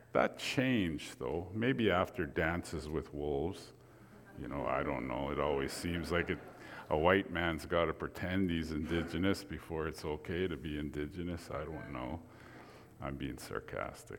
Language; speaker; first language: English; native; English